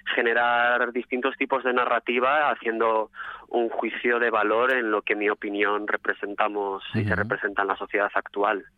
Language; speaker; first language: Spanish; native; Spanish